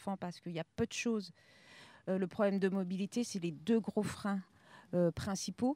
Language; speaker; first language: French; native; French